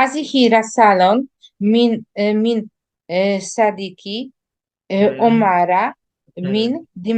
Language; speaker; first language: Arabic; non-native, learner; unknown